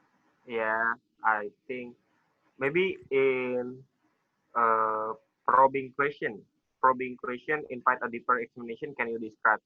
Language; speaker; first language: English; non-native, learner; Indonesian